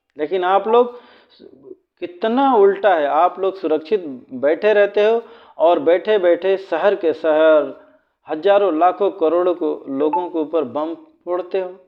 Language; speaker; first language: Hindi; native; Hindi